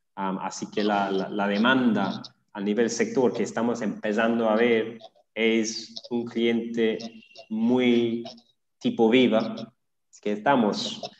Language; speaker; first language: Spanish; non-native, fluent; English